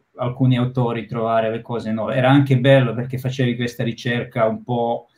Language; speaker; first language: Italian; non-native, fluent; Croatian